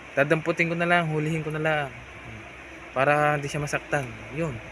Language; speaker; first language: Filipino; non-native, local second language; Bikol